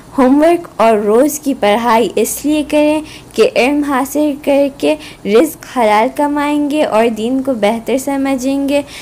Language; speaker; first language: Hindi; native; Hindi